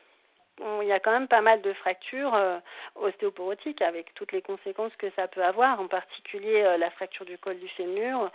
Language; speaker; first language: French; native; French